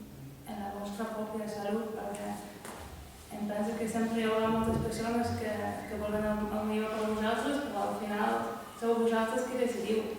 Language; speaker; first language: Catalan; non-native, fluent; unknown